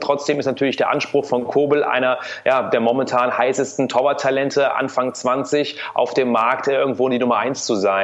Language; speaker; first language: German; native; German